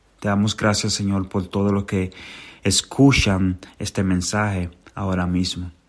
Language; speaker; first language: Spanish; native; Spanish